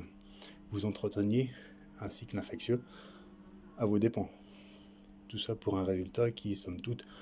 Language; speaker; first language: French; native; French